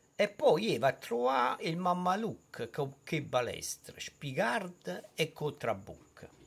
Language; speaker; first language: Italian; native; Italian